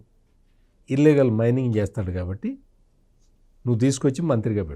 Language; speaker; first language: Telugu; native; Telugu